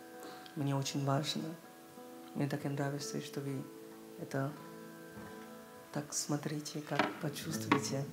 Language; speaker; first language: Russian; non-native, learner; Hindi